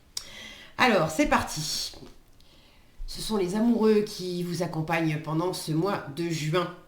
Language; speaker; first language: French; native; French